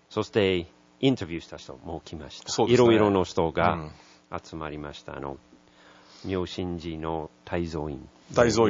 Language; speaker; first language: Japanese; non-native, learner; English